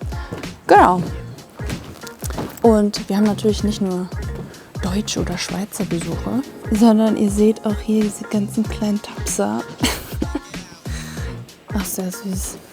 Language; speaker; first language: German; native; German